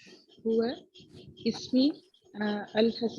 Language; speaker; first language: Arabic; non-native, learner; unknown